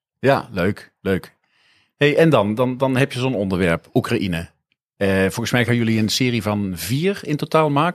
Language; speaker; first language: Dutch; native; Dutch